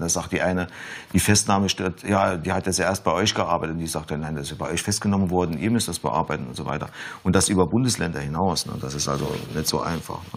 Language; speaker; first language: German; native; German